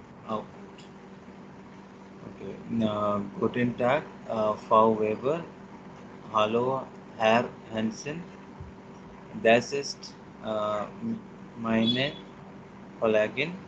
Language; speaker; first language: German; non-native, learner; Hindi